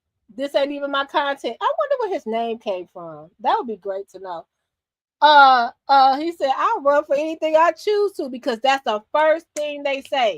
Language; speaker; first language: English; native; English